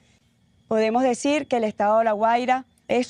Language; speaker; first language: Spanish; native; Spanish